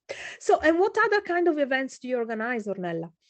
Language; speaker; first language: English; non-native, fluent; Italian